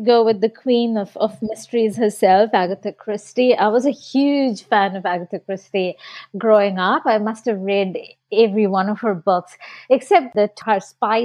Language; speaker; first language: English; non-native, local second language; Bangla